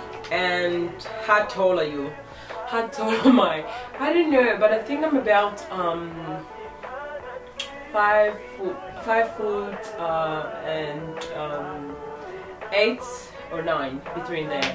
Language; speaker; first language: English; non-native, fluent; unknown